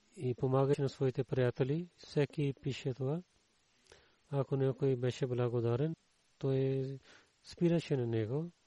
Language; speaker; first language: Bulgarian; non-native, learner; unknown